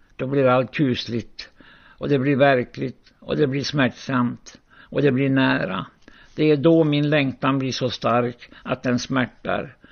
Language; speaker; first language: Swedish; native; Swedish